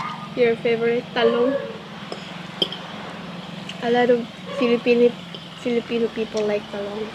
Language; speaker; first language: English; non-native, learner; Cebuano